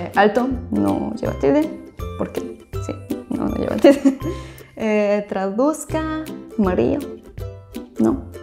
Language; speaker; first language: Spanish; non-native, fluent; German